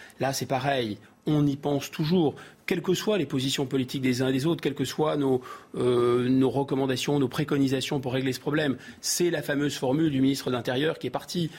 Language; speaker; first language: French; native; French